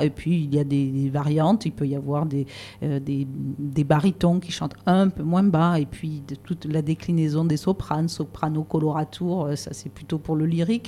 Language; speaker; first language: French; native; French